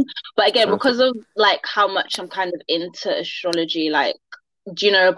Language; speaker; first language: English; native; English